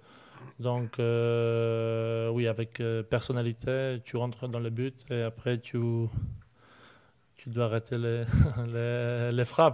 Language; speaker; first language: French; non-native, learner; Polish